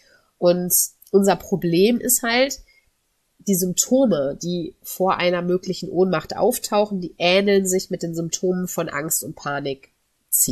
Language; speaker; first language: German; native; German